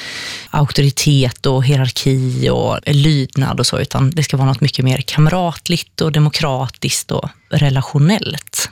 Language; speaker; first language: Swedish; native; Swedish